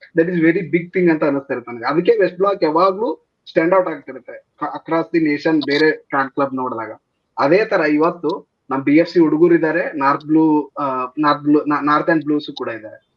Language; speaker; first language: Kannada; native; Kannada